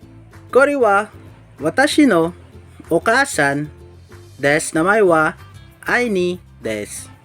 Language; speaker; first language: Japanese; non-native, learner; Hiligaynon